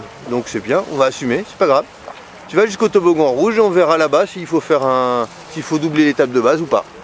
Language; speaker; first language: French; native; French